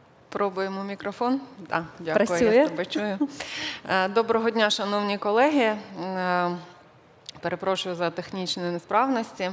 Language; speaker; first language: Ukrainian; native; Ukrainian